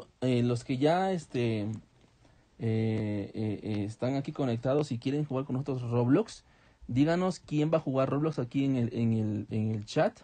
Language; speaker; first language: Spanish; native; Spanish